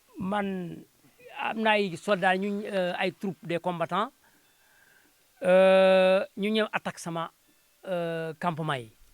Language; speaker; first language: Wolof; non-native, local second language; Jola-Fonyi